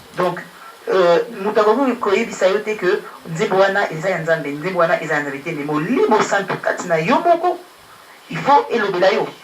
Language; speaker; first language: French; early bilingual, other home language; Lingala